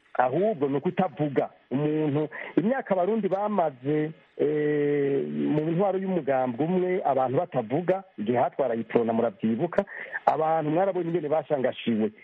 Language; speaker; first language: Rundi; native; Rundi